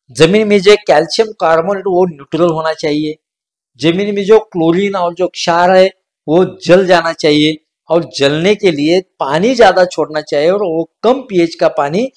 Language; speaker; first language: Hindi; non-native, local second language; Marathi